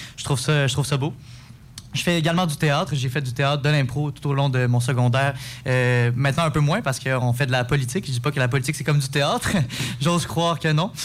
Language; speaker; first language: French; native; French